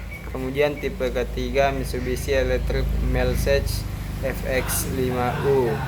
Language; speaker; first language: Indonesian; native; Indonesian